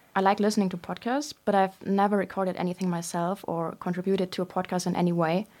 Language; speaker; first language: English; non-native, fluent; German